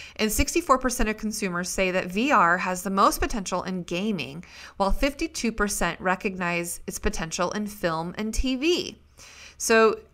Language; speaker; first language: English; native; English